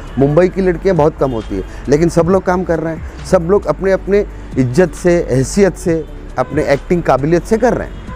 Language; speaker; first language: Hindi; non-native, local second language; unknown